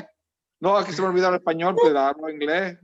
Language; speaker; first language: Spanish; early bilingual, heritage; Spanish